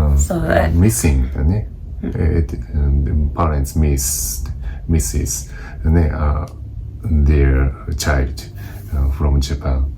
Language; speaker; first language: English; non-native, learner; Japanese